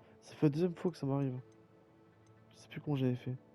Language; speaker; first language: French; native; French